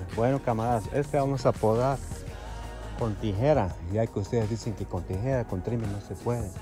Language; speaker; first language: Spanish; native; Spanish